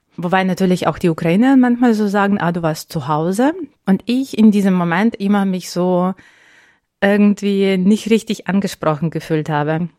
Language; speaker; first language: German; non-native, fluent; Ukrainian